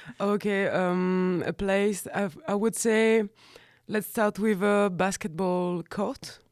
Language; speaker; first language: English; non-native, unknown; French